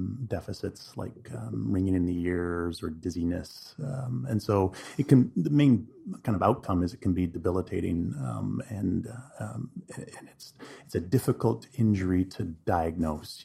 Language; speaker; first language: English; native; English